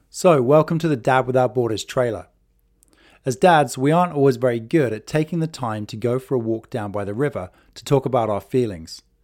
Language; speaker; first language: English; native; English